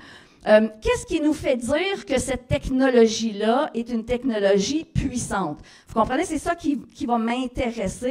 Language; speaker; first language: French; native; French